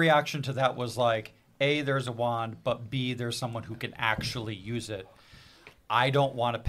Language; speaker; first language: English; native; English